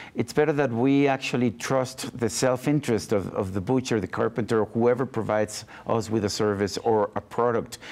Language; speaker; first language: English; non-native, fluent; Spanish